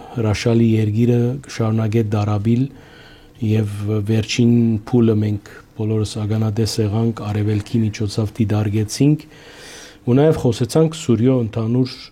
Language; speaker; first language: Armenian; early bilingual, heritage; Armenian